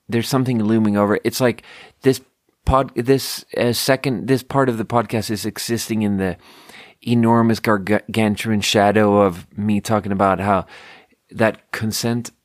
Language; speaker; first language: English; native; English